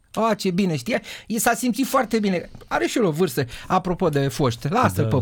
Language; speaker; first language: Romanian; native; Romanian